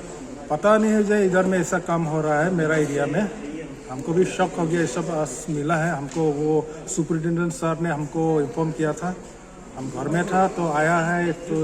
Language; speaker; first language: Hindi; non-native, local second language; Khasi